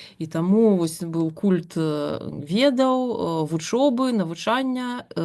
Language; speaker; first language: Belarusian; non-native, local second language; Russian